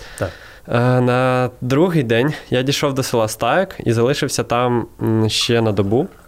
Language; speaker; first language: Ukrainian; non-native, local second language; Russian